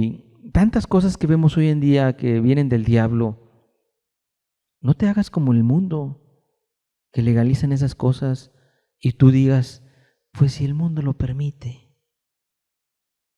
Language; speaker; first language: Spanish; native; Spanish